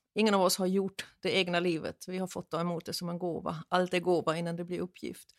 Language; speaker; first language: Swedish; non-native, fluent; German